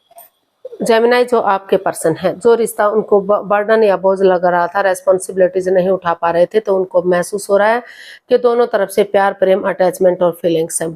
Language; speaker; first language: Hindi; native; Hindi